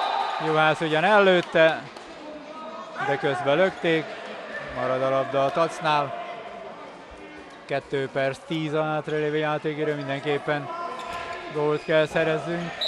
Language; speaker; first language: Hungarian; native; Hungarian